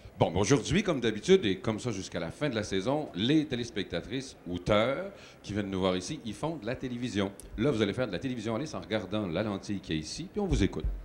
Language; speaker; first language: French; native; French